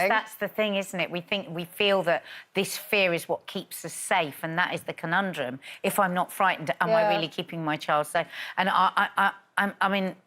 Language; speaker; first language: English; native; English